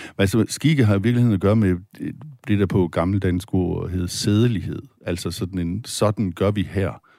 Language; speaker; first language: Danish; native; Danish